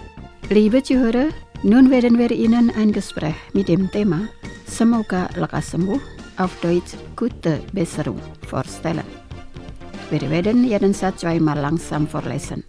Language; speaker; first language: German; non-native, fluent; Indonesian